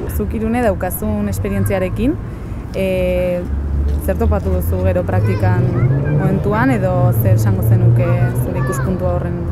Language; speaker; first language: Basque; non-native, local second language; Spanish